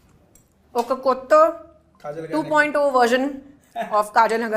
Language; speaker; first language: Telugu; non-native, local second language; Hindi